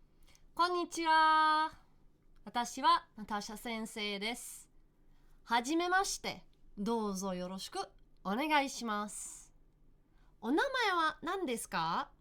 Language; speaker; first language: Japanese; non-native, fluent; Slovenian